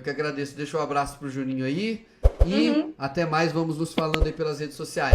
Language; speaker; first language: Portuguese; native; Portuguese